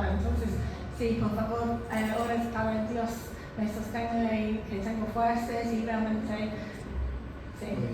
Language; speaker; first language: Spanish; non-native, learner; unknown